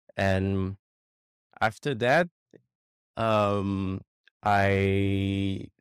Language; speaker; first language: English; non-native, fluent; Indonesian